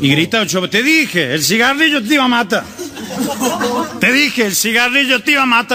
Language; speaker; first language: Spanish; native; Spanish